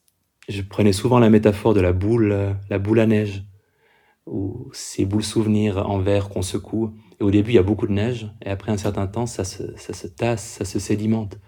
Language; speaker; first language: French; native; French